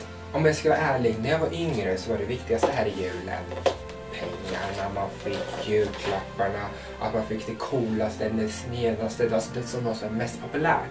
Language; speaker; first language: Swedish; native; Swedish